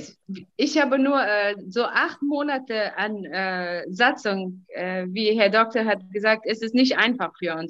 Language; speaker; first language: German; non-native, fluent; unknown